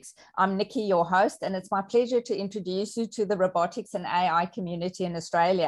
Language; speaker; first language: English; native; English